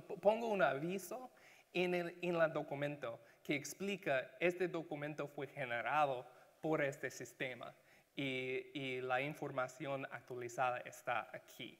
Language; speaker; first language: Spanish; non-native, learner; English